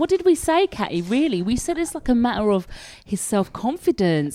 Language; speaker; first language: English; native; English